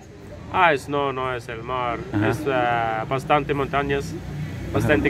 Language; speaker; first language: Spanish; non-native, learner; German